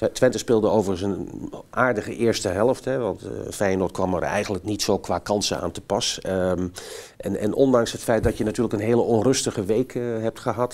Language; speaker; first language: Dutch; native; Dutch